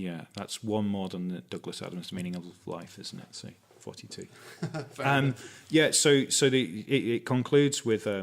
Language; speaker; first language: English; native; English